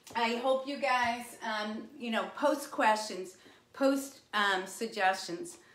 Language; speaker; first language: English; native; English